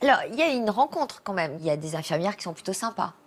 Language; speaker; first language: French; native; French